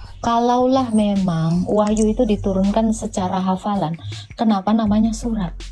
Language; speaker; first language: Indonesian; native; Indonesian